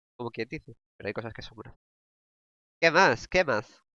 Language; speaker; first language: Spanish; native; Spanish